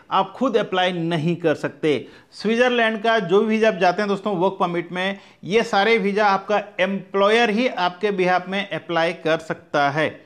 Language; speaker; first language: Hindi; native; Hindi